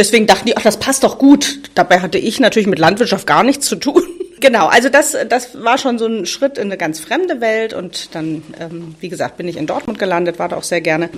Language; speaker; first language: German; native; German